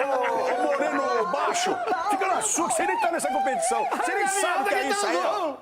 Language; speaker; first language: Portuguese; native; Portuguese